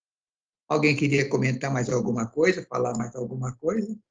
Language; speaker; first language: Portuguese; native; Portuguese